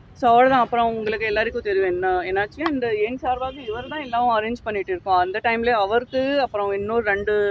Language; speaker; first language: Tamil; non-native, learner; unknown